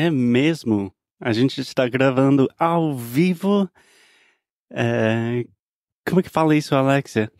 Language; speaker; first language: Portuguese; non-native, fluent; English